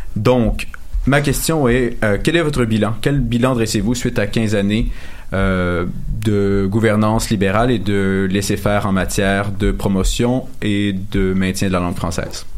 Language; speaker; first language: French; native; French